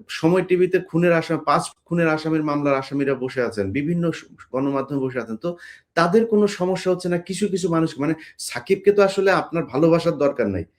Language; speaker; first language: Bangla; native; Bangla